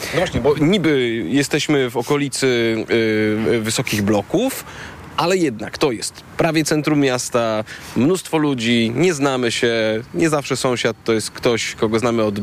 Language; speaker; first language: Polish; native; Polish